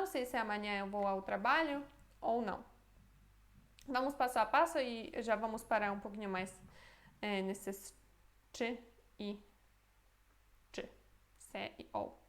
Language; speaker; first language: Portuguese; non-native, fluent; Polish